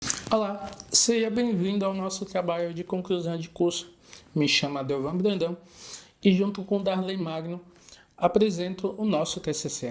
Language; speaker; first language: Portuguese; native; Portuguese